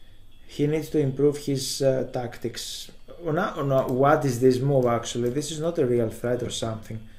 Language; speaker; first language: English; non-native, fluent; Greek